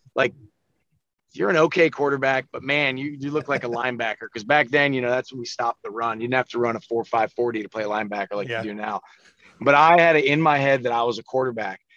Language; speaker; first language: English; native; English